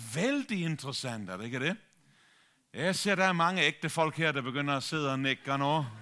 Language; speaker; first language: Danish; native; Danish